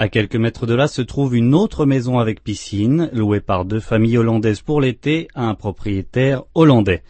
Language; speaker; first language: French; native; French